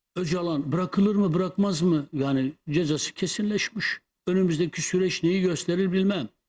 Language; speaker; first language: Turkish; non-native, local second language; Kurdish